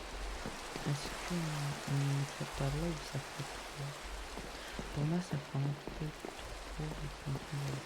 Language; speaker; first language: French; native; French